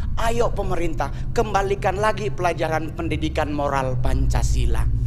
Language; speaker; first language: Indonesian; native; Indonesian